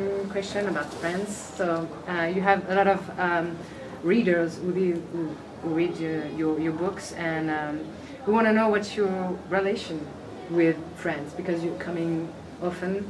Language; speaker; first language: English; non-native, fluent; French